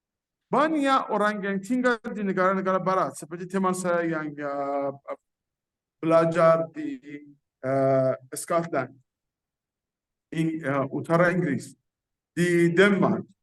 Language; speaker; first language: Indonesian; non-native, fluent; Persian